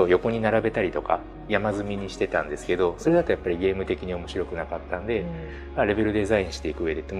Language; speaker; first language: Japanese; native; Japanese